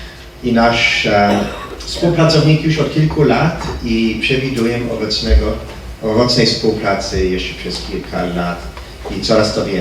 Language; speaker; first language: Polish; early bilingual, heritage; Polish